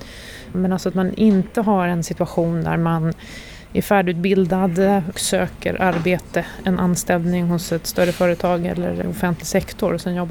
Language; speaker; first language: Swedish; native; Swedish